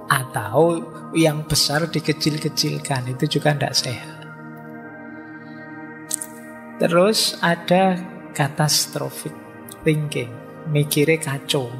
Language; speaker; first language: Indonesian; native; Indonesian